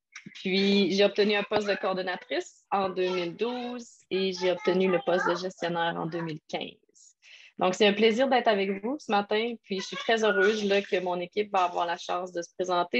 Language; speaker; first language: French; native; French